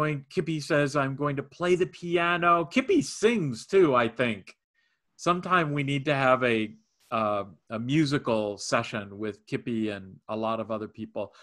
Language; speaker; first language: English; native; English